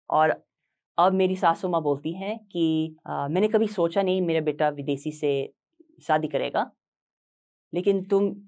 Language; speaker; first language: Hindi; non-native, fluent; English